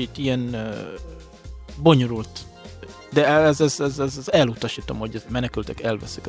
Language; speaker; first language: Hungarian; non-native, fluent; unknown